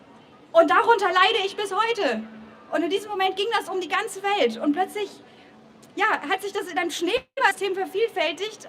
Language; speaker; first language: German; native; German